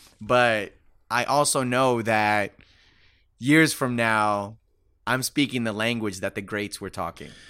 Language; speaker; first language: English; early bilingual, other home language; Spanish